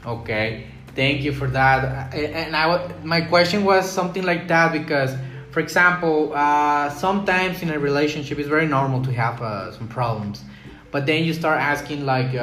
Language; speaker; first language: English; non-native, fluent; Spanish